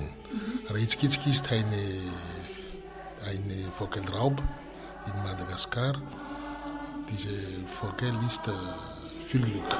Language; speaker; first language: German; non-native, learner; Malagasy